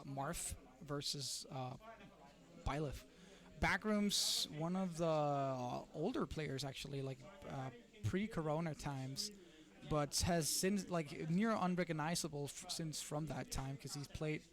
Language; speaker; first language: English; non-native, fluent; Danish